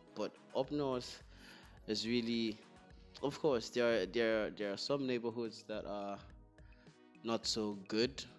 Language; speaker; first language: English; non-native, local second language; Igbo